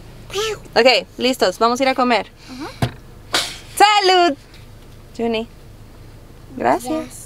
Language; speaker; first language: Spanish; early bilingual, heritage; Spanish